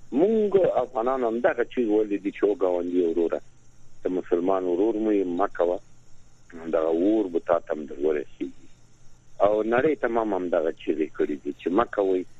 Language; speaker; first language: Pashto; native; Pashto